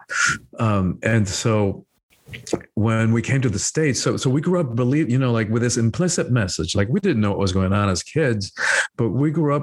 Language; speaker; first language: English; early bilingual, other home language; Spanish